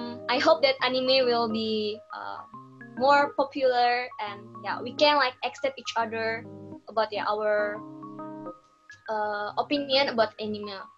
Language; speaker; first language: English; non-native, learner; Indonesian